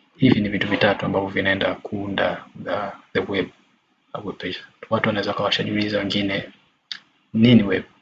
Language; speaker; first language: Swahili; native; Swahili